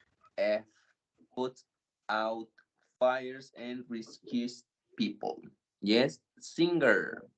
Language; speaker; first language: English; non-native, fluent; Spanish